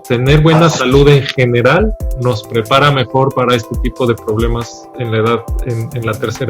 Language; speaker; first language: Spanish; native; Spanish